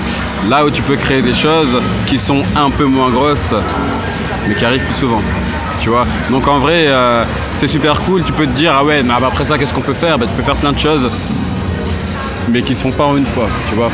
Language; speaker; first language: French; native; French